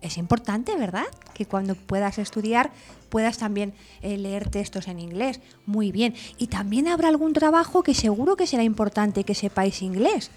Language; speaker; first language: Spanish; native; Spanish